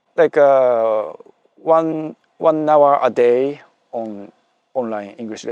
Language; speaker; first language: English; non-native, fluent; Japanese